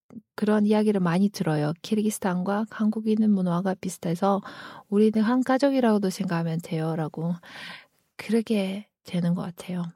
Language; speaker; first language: Korean; non-native, fluent; Kyrgyz